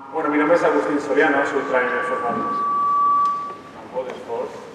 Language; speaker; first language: Spanish; native; Spanish